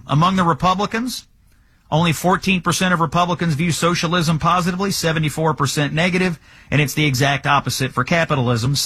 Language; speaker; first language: English; native; English